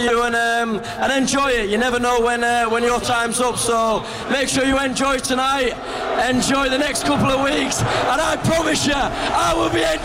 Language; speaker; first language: English; native; English